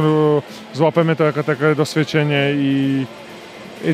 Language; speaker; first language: Polish; non-native, fluent; Czech